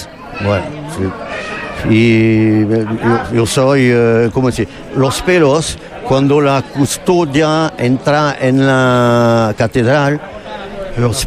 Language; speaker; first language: Spanish; non-native, learner; French